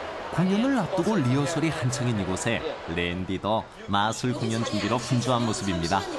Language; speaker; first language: Korean; native; Korean